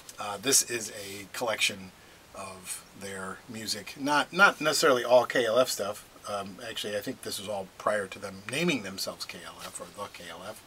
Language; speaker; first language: English; native; English